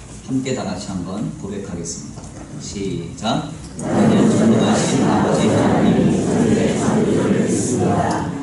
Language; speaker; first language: Korean; native; Korean